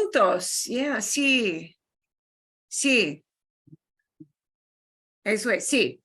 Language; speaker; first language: Spanish; non-native, fluent; English